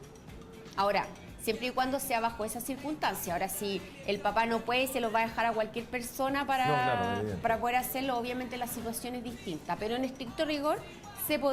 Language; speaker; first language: Spanish; native; Spanish